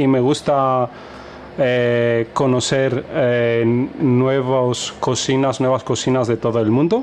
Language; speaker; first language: Spanish; non-native, fluent; Greek